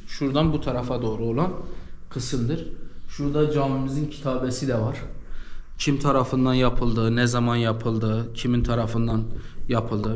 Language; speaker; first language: Turkish; native; Turkish